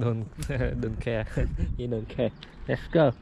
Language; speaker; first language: English; non-native, learner; Vietnamese